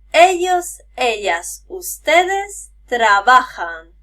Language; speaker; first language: Spanish; native; Spanish